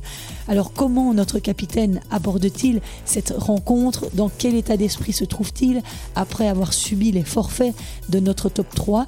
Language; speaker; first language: French; native; French